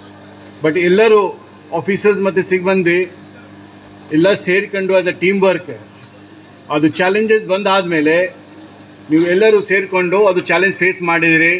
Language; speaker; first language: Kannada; non-native, fluent; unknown